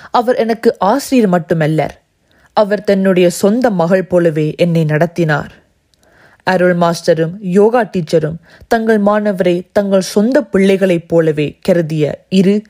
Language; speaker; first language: Tamil; early bilingual, heritage; Tamil